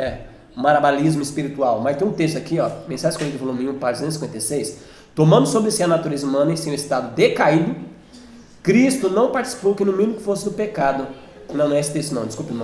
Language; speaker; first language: Portuguese; native; Portuguese